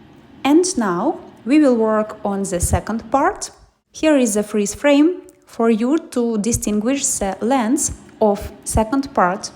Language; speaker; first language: English; non-native, fluent; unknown